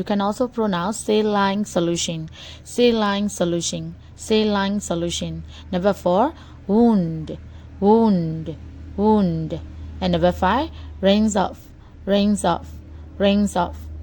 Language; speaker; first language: English; non-native, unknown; Burmese